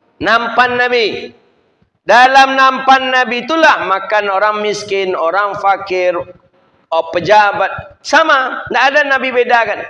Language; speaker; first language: Malay; non-native, local second language; Minangkabau